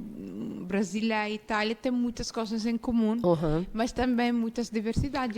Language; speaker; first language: Portuguese; non-native, fluent; Italian